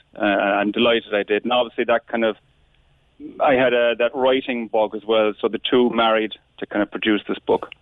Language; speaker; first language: English; native; English